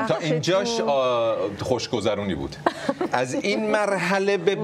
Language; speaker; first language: Persian; native; Persian